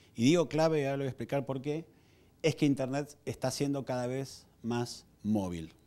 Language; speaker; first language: Spanish; native; Spanish